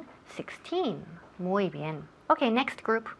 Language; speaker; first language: Spanish; non-native, fluent; English